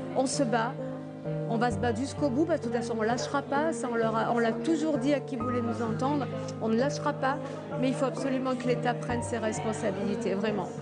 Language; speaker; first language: French; native; French